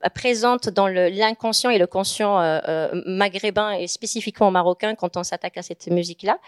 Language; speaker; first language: French; non-native, local second language; Arabic